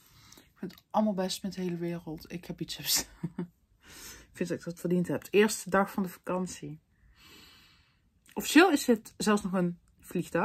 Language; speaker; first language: Dutch; native; Dutch